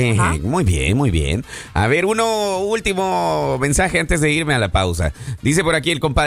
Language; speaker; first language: Spanish; native; Spanish